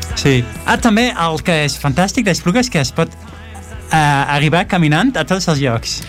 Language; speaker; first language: Catalan; non-native, fluent; Dutch